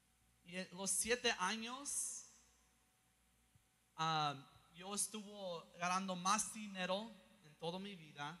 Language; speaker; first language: Spanish; early bilingual, heritage; English